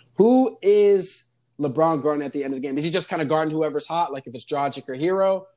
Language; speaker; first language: English; native; English